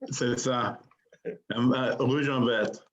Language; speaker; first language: French; non-native, learner; English